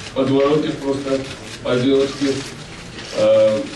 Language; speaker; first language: Russian; non-native, local second language; Georgian